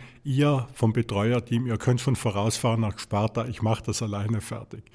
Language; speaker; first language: German; native; German